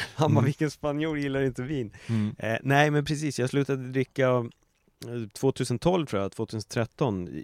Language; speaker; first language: Swedish; native; Swedish